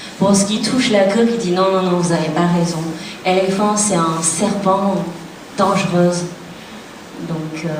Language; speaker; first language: French; non-native, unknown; Chinese